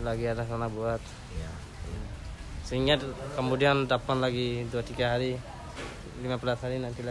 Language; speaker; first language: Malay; non-native, local second language; Rohingya